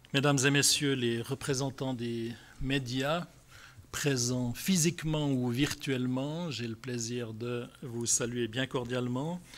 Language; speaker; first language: French; native; French